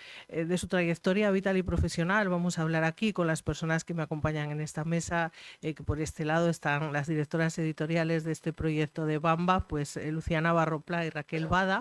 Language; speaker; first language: Spanish; native; Spanish